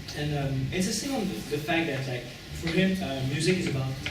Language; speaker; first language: English; non-native, fluent; French